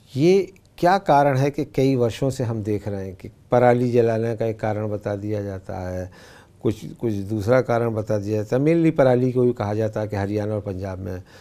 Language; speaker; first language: Hindi; native; Hindi